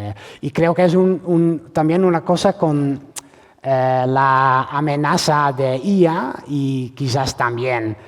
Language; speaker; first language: Spanish; non-native, fluent; Dutch